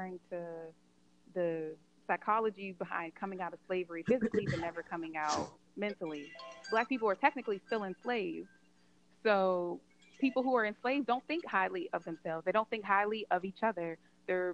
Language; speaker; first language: English; native; English